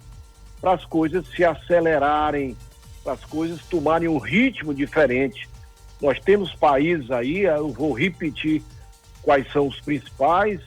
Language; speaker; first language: Portuguese; native; Portuguese